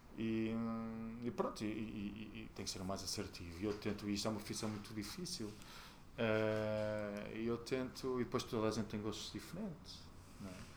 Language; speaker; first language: Portuguese; native; Portuguese